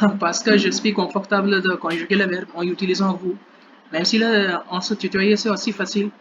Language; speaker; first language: French; non-native, learner; Hindi